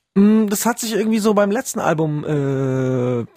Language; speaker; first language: German; early bilingual, other home language; Polish